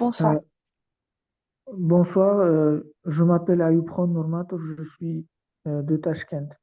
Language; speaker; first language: French; non-native, learner; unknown